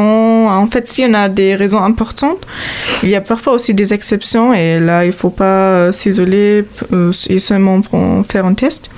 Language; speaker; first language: French; non-native, fluent; German